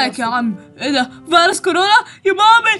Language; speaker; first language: Arabic; native; Arabic